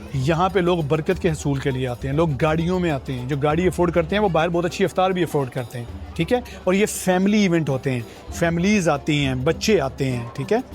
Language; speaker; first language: Urdu; native; Urdu